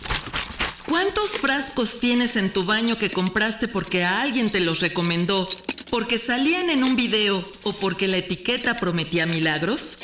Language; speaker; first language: Spanish; native; Spanish